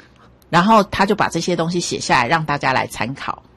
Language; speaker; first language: Chinese; native; Chinese